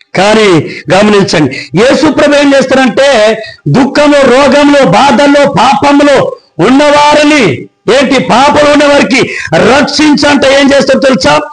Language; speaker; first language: Telugu; non-native, local second language; Koya